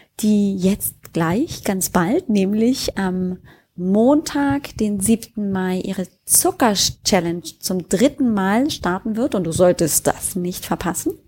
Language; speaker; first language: German; native; German